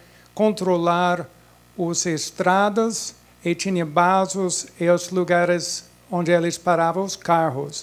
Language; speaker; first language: Portuguese; non-native, fluent; English